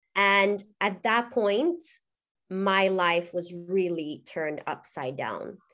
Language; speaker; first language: English; non-native, fluent; Swedish